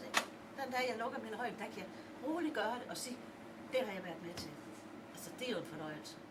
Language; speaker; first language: Danish; native; Danish